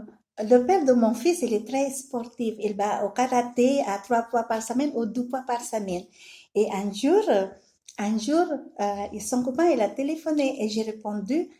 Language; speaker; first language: French; non-native, learner; Filipino